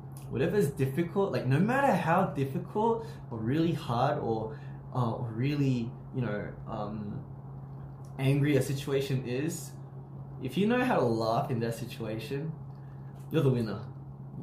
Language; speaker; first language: English; early bilingual, other home language; Korean